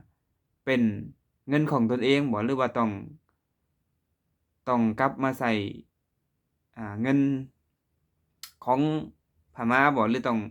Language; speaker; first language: Thai; non-native, local second language; Lao